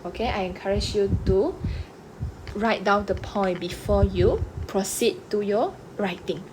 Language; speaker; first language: English; non-native, local second language; Malay